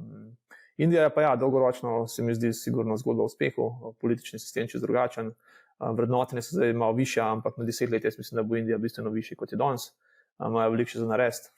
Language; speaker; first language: Slovenian; native; Slovenian